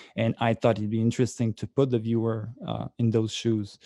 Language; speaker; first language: English; native; English